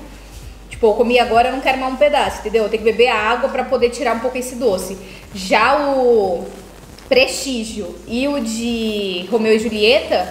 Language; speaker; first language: Portuguese; native; Portuguese